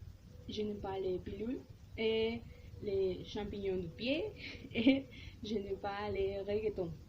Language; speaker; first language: French; non-native, learner; Spanish